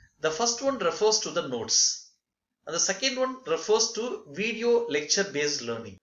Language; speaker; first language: English; non-native, local second language; Tamil